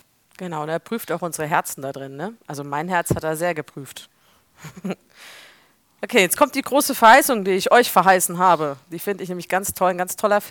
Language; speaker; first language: German; native; German